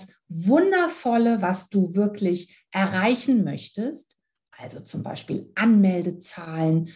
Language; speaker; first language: German; native; German